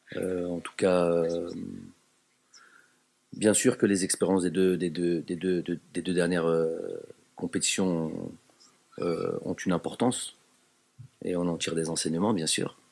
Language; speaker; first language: French; early bilingual, other home language; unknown